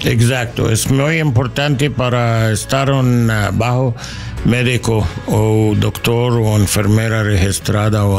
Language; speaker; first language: Spanish; non-native, learner; English